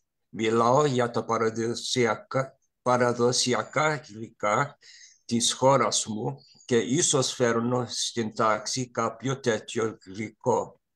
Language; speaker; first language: Greek; non-native, learner; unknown